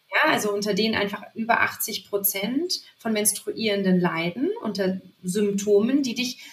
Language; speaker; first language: German; native; German